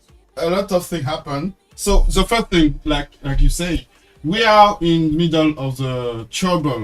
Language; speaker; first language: English; non-native, learner; French